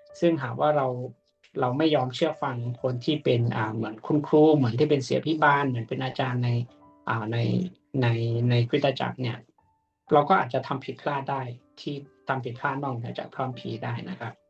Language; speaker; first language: Thai; native; Thai